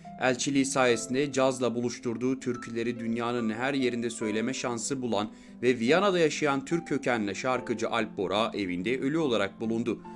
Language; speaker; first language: Turkish; native; Turkish